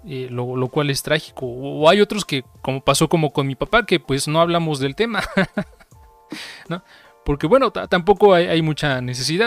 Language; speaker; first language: Spanish; native; Spanish